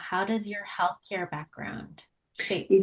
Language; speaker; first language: English; native; English